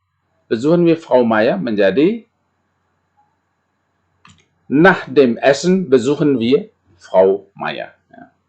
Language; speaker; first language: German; non-native, fluent; Indonesian